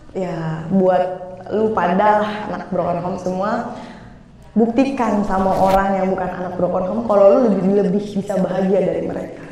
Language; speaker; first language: Indonesian; native; Indonesian